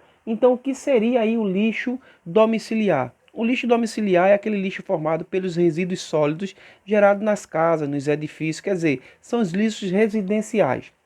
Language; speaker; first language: Portuguese; native; Portuguese